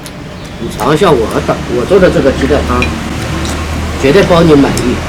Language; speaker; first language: Chinese; native; Chinese